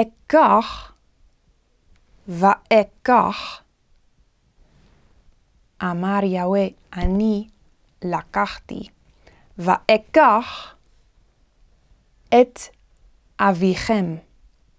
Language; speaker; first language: Hebrew; non-native, fluent; English